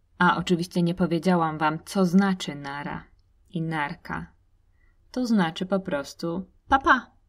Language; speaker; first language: Polish; native; Polish